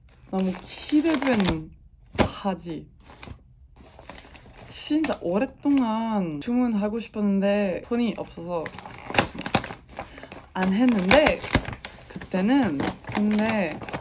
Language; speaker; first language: Korean; non-native, learner; Dutch